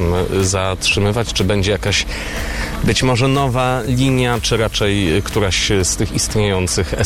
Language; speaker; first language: Polish; native; Polish